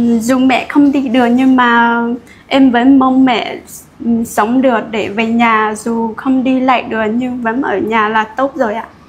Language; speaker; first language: Vietnamese; non-native, local second language; Hmong